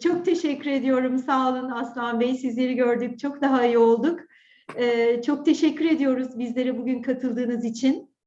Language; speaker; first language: Turkish; native; Turkish